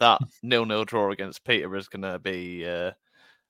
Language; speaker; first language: English; native; English